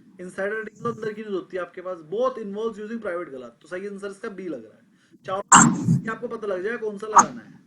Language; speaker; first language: Hindi; native; Hindi